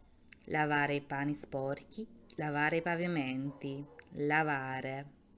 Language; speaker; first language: Italian; non-native, fluent; Albanian